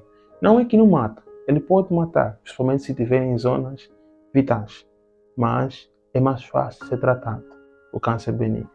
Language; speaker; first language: Portuguese; native; Portuguese